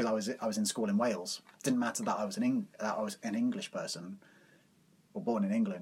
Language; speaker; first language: English; native; English